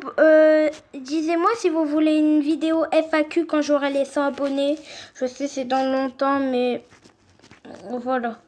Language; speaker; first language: French; native; French